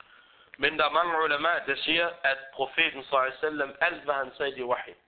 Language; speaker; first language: Danish; early bilingual, other home language; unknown